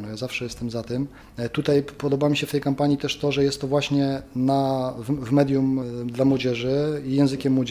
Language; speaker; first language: Polish; native; Polish